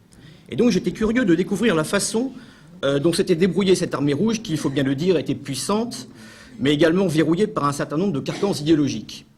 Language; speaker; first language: French; native; French